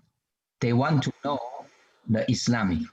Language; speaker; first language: English; non-native, learner; Chinese